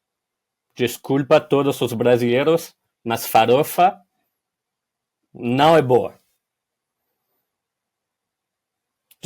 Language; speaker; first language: Portuguese; non-native, learner; French